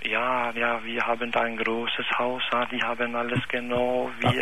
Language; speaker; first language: German; non-native, learner; Albanian